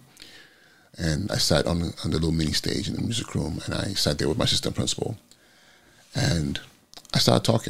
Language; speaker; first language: English; native; English